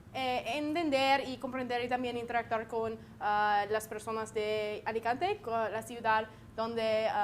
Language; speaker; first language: Spanish; non-native, learner; English